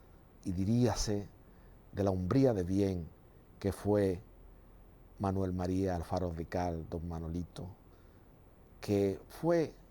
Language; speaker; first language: Spanish; native; Spanish